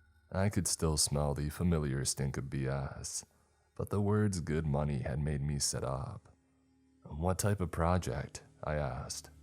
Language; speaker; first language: English; native; English